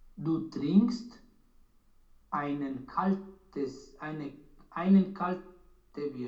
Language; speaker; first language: German; non-native, learner; Romanian